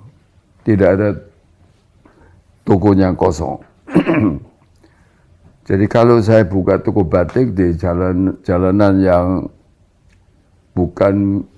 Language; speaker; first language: Indonesian; non-native, local second language; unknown